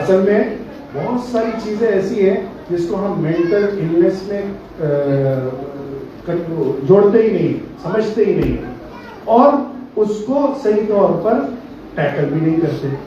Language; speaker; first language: Urdu; native; Urdu